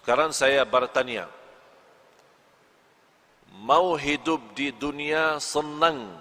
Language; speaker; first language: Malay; non-native, fluent; Arabic